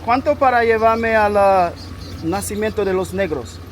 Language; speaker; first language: Spanish; non-native, learner; English